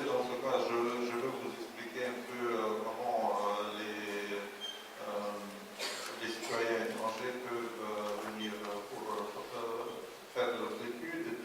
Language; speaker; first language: French; non-native, fluent; Russian